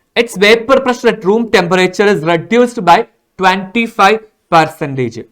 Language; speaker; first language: English; non-native, local second language; Malayalam